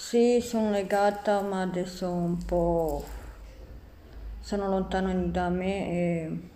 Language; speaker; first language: Italian; non-native, learner; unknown